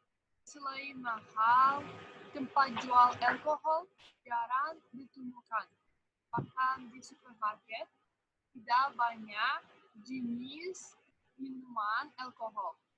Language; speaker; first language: Indonesian; non-native, fluent; Russian